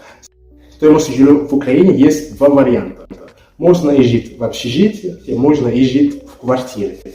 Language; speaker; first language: Russian; non-native, fluent; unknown